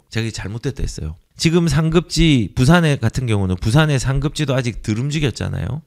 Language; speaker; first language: Korean; native; Korean